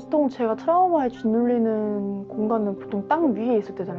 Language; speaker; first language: Korean; native; Korean